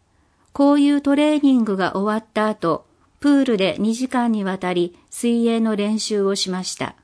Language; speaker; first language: Japanese; non-native, fluent; English